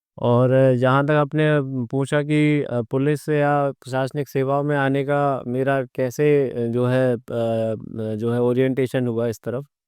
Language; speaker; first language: Hindi; native; Hindi